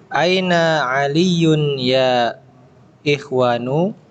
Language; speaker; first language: Arabic; non-native, learner; Indonesian